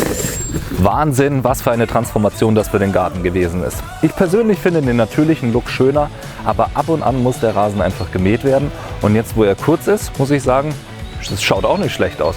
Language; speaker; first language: German; native; German